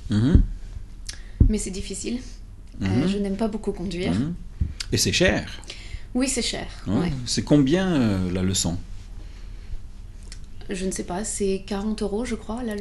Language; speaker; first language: French; non-native, fluent; English